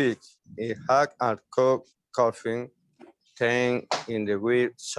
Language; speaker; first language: English; non-native, learner; Spanish